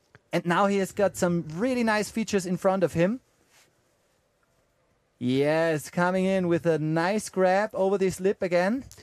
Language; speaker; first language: English; non-native, fluent; German